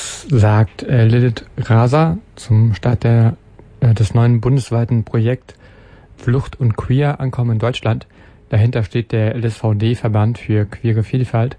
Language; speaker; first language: German; native; German